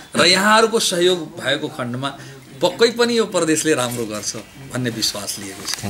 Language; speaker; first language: Nepali; non-native, local second language; Bhojpuri